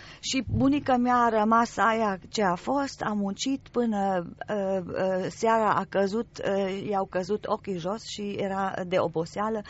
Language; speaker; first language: Romanian; non-native, local second language; German